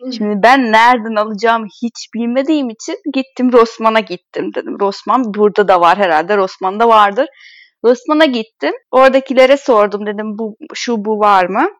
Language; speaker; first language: Turkish; non-native, fluent; Hungarian